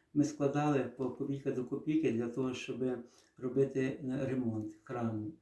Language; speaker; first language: Ukrainian; native; Ukrainian